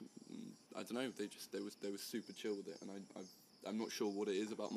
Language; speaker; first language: English; native; English